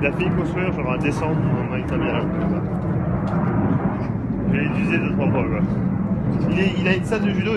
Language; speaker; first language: French; early bilingual, other home language; Japanese